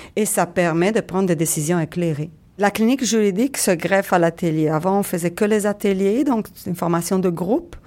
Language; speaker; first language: French; native; French